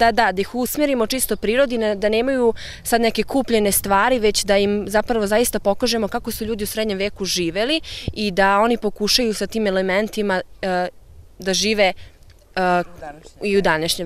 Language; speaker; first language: Croatian; native; Croatian